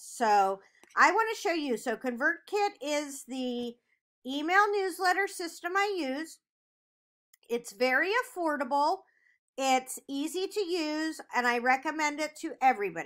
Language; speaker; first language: English; native; English